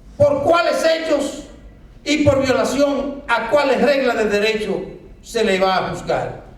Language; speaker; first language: Spanish; native; Spanish